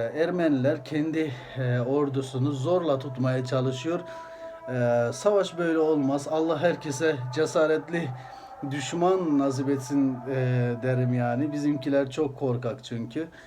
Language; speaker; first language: Turkish; early bilingual, heritage; Azerbaijani